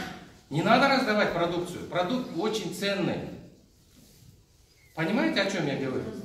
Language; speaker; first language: Russian; non-native, local second language; Kazakh